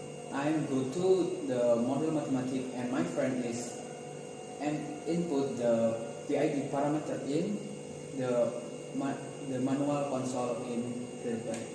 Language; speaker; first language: English; non-native, learner; Indonesian